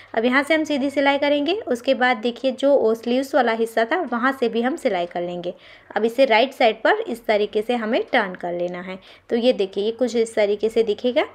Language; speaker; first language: Hindi; non-native, local second language; Gujarati